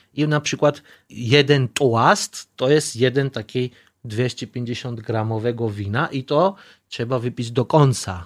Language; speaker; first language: Polish; non-native, learner; Georgian